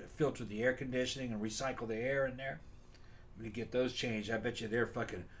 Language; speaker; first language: English; native; English